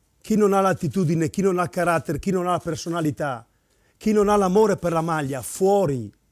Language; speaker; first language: Italian; native; Italian